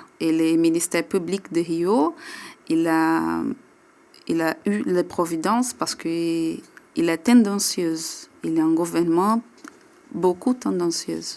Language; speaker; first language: French; non-native, learner; Portuguese